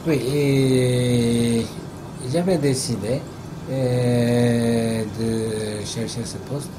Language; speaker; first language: French; non-native, fluent; Japanese